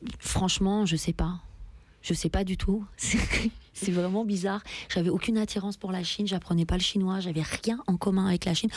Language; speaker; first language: French; early bilingual, other home language; Persian